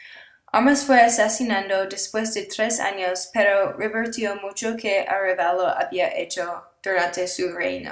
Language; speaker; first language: Spanish; non-native, learner; English